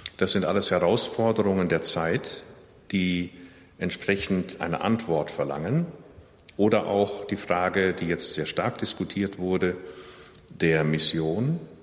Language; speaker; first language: German; native; German